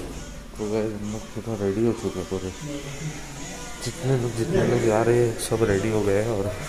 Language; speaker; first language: Hindi; native; Hindi